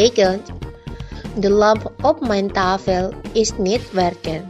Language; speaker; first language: Dutch; non-native, learner; Indonesian